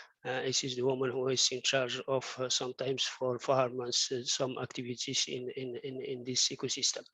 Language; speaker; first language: English; non-native, fluent; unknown